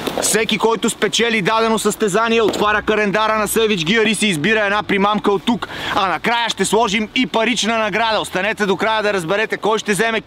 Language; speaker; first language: Bulgarian; native; Bulgarian